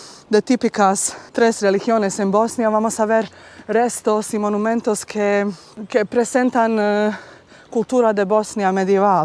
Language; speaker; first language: Spanish; non-native, fluent; Bosnian